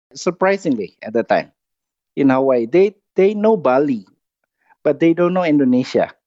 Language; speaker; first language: English; non-native, fluent; Indonesian